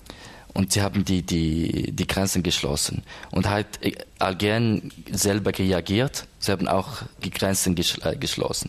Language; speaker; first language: German; non-native, learner; Arabic